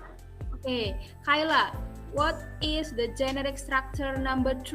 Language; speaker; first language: English; non-native, learner; Indonesian